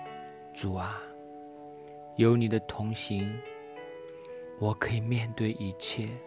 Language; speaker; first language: Chinese; native; Chinese